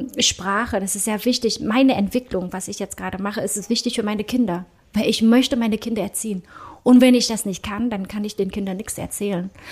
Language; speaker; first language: German; early bilingual, other home language; Vietnamese